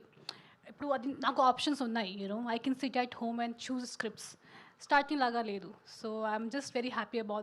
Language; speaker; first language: Telugu; non-native, fluent; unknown